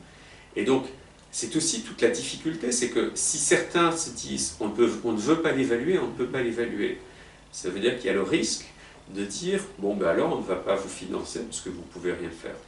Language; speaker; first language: French; native; French